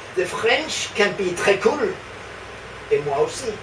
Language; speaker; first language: Spanish; non-native, fluent; Danish